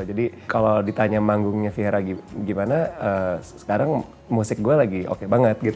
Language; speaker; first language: Indonesian; native; Indonesian